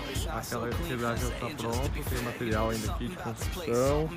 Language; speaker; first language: Portuguese; native; Portuguese